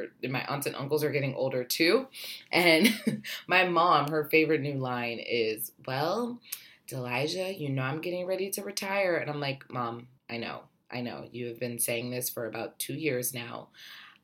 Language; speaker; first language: English; native; English